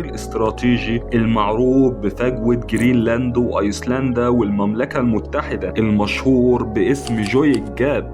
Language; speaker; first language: Arabic; native; Arabic